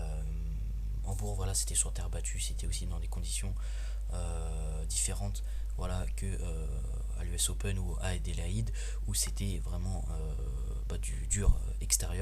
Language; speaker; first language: French; native; French